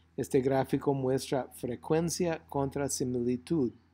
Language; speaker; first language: Spanish; non-native, fluent; English